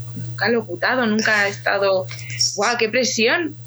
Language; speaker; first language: Spanish; early bilingual, other home language; Ukrainian